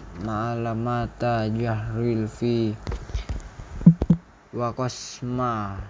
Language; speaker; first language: Arabic; non-native, learner; Indonesian